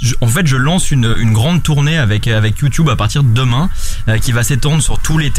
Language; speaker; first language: French; native; French